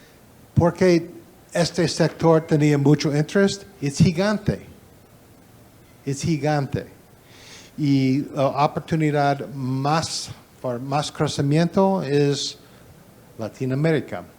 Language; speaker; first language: Spanish; non-native, learner; English